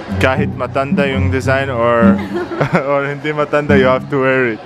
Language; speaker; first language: Filipino; non-native, learner; Arabic